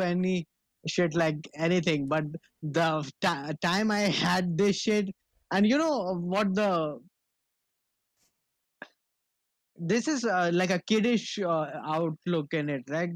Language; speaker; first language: English; non-native, local second language; Bangla